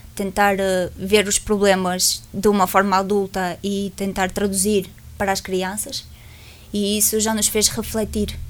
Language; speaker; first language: Portuguese; non-native, fluent; Ukrainian